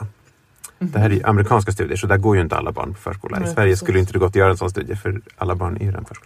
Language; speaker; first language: Swedish; native; Swedish